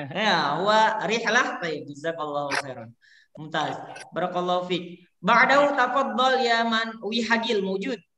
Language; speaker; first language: Arabic; non-native, learner; Indonesian